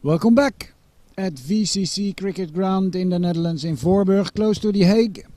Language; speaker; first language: English; non-native, fluent; Dutch